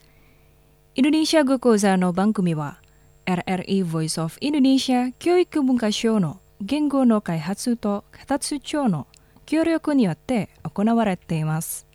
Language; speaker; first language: Japanese; non-native, fluent; Indonesian